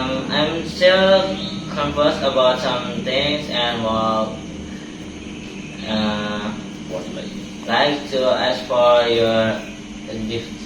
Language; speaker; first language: English; non-native, learner; Indonesian